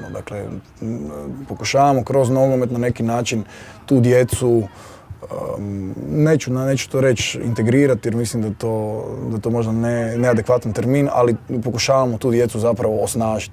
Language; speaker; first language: Croatian; native; Croatian